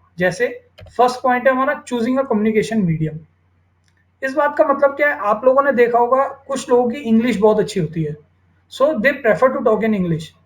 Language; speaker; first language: Hindi; native; Hindi